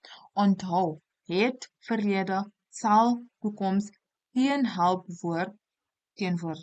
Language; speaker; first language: Afrikaans; non-native, local second language; English